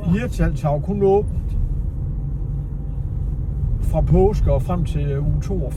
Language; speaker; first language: Danish; native; Danish